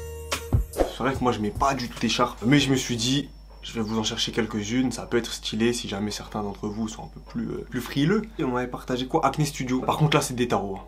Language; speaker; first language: French; native; French